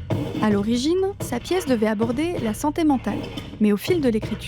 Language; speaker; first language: French; native; French